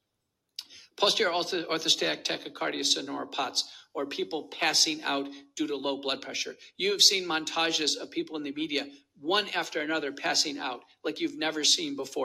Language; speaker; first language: English; native; English